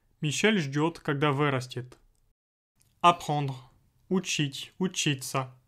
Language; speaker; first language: Russian; non-native, fluent; French